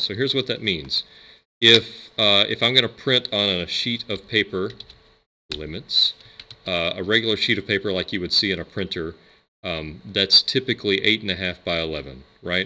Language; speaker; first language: English; native; English